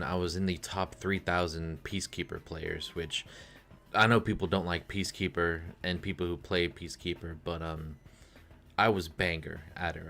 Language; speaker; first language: English; native; English